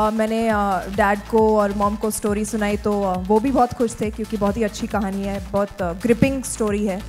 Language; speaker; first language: Hindi; native; Hindi